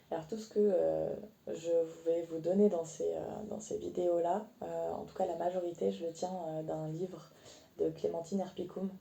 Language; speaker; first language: French; native; French